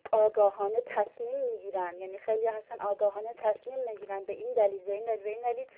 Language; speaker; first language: Persian; early bilingual, heritage; Persian